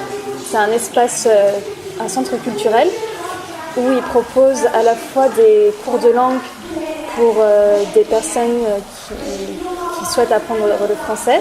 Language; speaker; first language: French; native; French